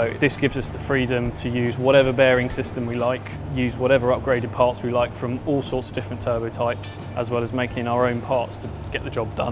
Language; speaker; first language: English; native; English